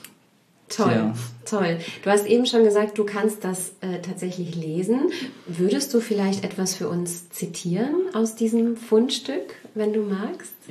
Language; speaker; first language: German; native; German